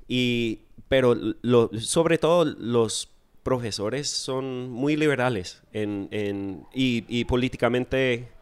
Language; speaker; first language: Spanish; non-native, fluent; English